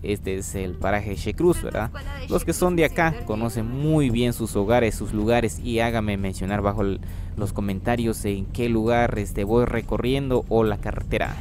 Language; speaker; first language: Spanish; native; Spanish